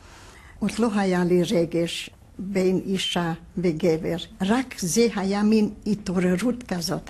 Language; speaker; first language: Hebrew; non-native, fluent; Hungarian